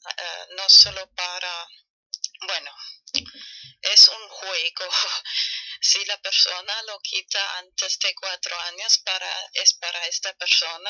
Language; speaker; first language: Spanish; non-native, fluent; German